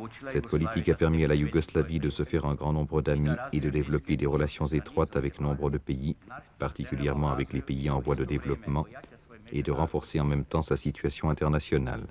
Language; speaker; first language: French; native; French